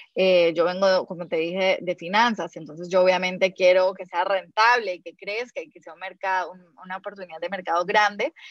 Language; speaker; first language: Spanish; native; Spanish